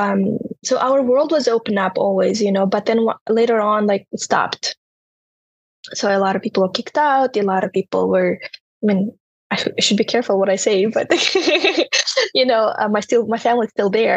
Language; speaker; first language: English; non-native, fluent; Turkmen